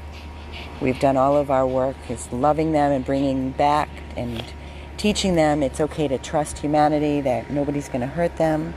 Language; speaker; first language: English; native; English